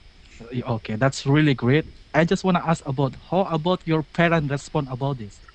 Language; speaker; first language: English; non-native, learner; Indonesian